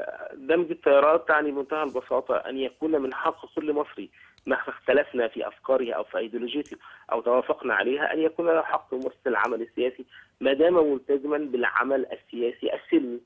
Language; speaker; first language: Arabic; native; Arabic